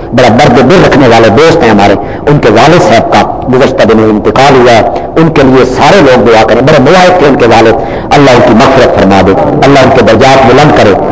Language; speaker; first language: Urdu; non-native, local second language; Punjabi